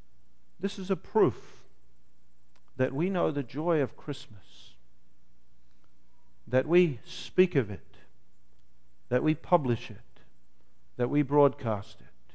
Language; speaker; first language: English; native; English